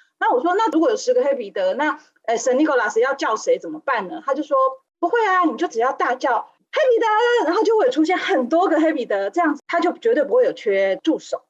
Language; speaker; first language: Chinese; native; Chinese